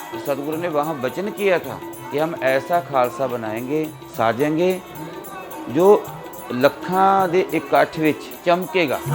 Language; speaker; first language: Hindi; non-native, local second language; Punjabi